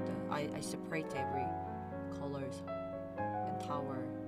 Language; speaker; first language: English; non-native, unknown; Korean